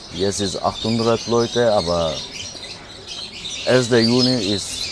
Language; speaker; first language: German; non-native, learner; Turkish